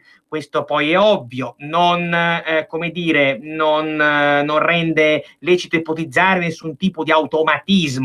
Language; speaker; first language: Italian; native; Italian